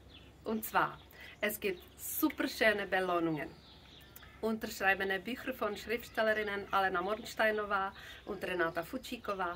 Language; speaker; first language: German; non-native, fluent; Czech